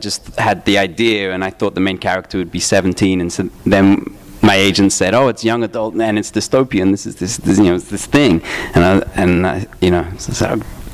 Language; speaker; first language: English; native; English